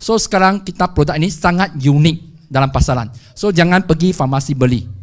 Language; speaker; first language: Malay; non-native, local second language; Chinese